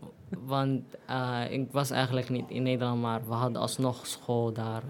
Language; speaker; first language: Dutch; non-native, learner; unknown